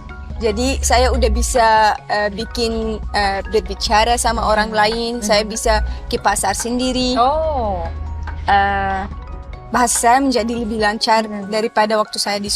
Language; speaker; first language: Indonesian; non-native, fluent; Arabic